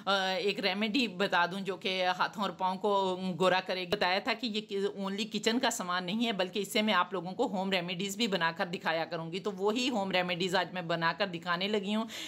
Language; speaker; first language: Hindi; native; Hindi